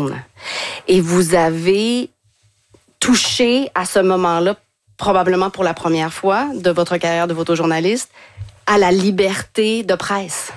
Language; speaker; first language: French; native; French